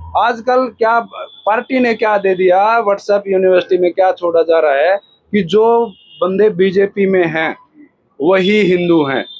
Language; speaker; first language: Hindi; native; Hindi